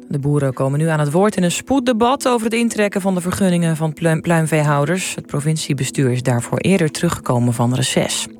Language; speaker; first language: Dutch; native; Dutch